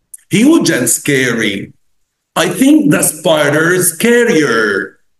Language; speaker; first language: English; non-native, fluent; Arabic